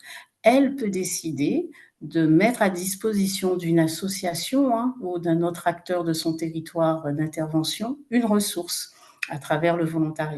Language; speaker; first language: French; native; French